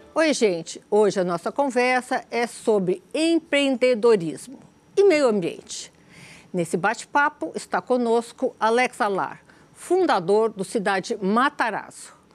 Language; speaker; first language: Portuguese; native; Portuguese